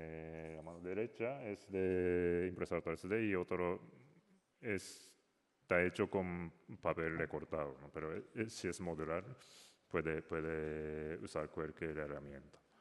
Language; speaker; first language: Spanish; non-native, learner; Japanese